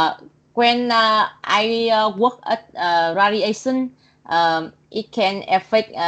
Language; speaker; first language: English; non-native, learner; Vietnamese